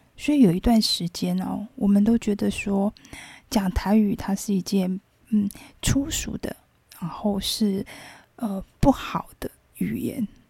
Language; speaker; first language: Chinese; non-native, local second language; Min Nan Chinese